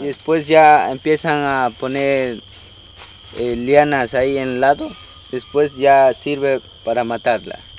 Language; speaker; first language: Spanish; non-native, local second language; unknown